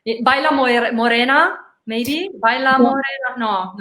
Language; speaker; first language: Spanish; non-native, learner; Italian